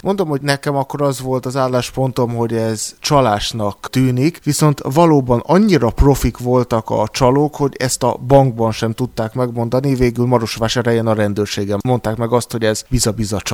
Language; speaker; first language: Hungarian; native; Hungarian